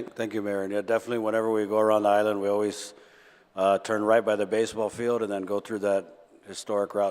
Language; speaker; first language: English; early bilingual, other home language; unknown